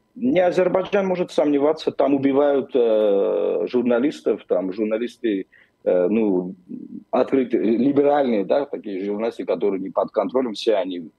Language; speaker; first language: Russian; non-native, local second language; Armenian